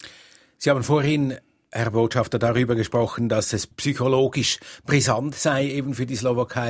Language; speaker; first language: German; native; German